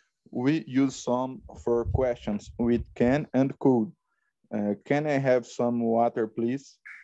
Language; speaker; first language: English; non-native, learner; Portuguese